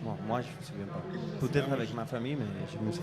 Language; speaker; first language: French; non-native, fluent; Spanish